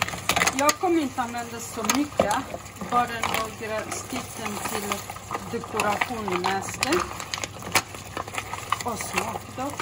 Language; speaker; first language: Swedish; non-native, fluent; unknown